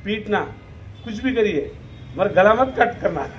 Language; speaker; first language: Hindi; non-native, local second language; Lambadi